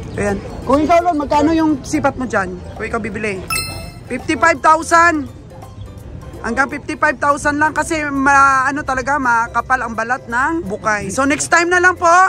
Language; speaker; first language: Filipino; non-native, local second language; Aklanon